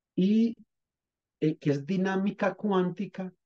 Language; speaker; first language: Spanish; native; Spanish